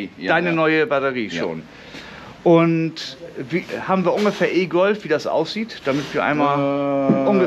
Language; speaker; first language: German; native; German